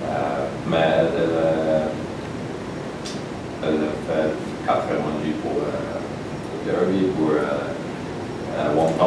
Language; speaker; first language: French; non-native, learner; Polish